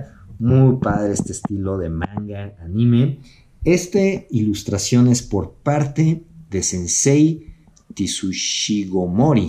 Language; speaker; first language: Spanish; native; Spanish